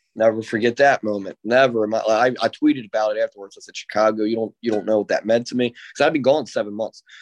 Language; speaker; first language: English; native; English